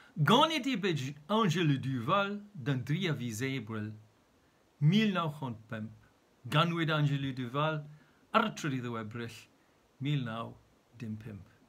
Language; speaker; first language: Welsh; native; Welsh